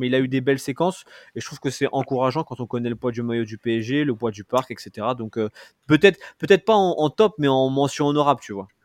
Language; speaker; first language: French; native; French